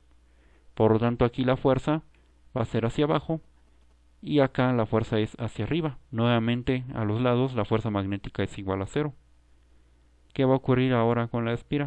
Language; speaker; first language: Spanish; native; Spanish